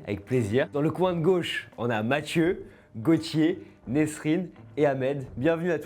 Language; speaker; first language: French; native; French